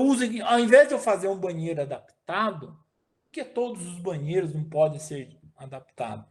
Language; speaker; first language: Portuguese; native; Portuguese